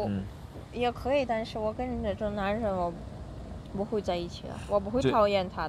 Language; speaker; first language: Chinese; non-native, fluent; Russian